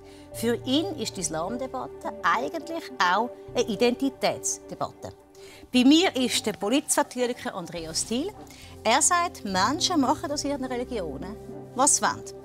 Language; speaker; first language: German; native; German